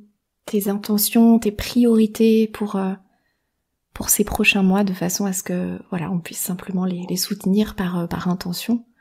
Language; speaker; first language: French; native; French